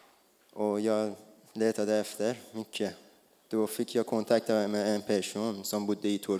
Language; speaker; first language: Swedish; non-native, learner; Persian